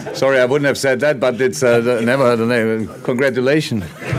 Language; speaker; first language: English; non-native, fluent; German